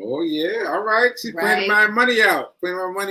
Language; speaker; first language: English; native; English